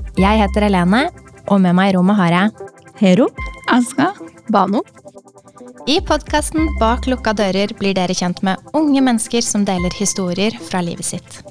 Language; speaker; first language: Norwegian; native; Norwegian